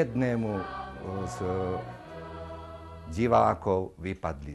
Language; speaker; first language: Slovak; native; Slovak